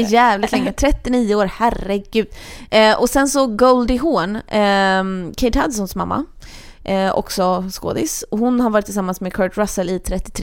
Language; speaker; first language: Swedish; native; Swedish